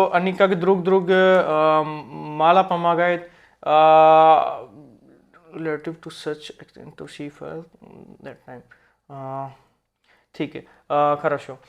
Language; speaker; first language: Russian; non-native, learner; Hindi